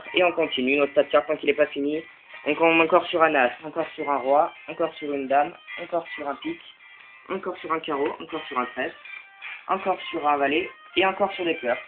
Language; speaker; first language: French; native; French